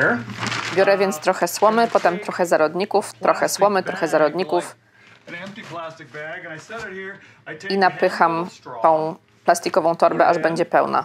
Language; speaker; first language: Polish; native; Polish